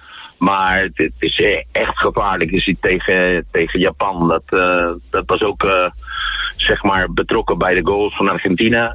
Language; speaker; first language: Dutch; non-native, fluent; Spanish